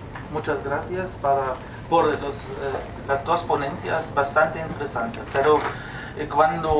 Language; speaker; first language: Spanish; non-native, fluent; German